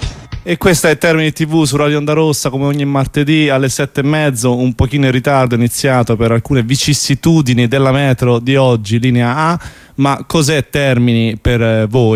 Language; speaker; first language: Italian; native; Italian